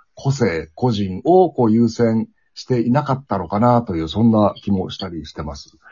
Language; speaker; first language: Japanese; native; Japanese